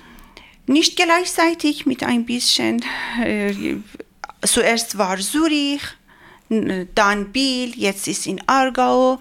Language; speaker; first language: German; non-native, learner; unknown